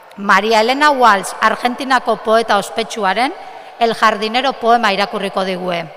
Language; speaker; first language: Basque; native; Basque